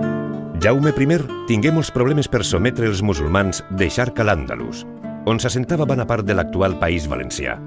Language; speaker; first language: Catalan; native; Catalan